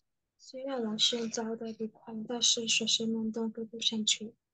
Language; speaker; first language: Chinese; non-native, learner; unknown